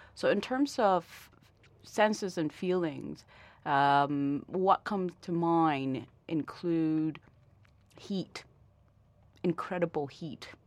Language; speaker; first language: English; early bilingual, other home language; Vietnamese